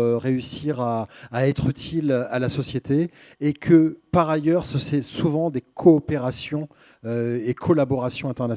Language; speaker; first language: French; native; French